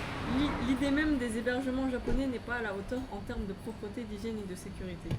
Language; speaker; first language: French; native; French